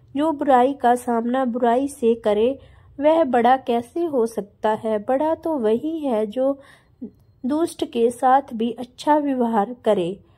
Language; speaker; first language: Hindi; non-native, local second language; Punjabi